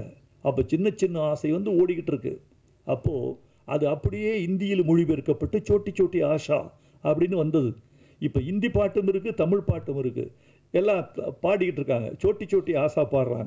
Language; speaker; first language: Tamil; native; Tamil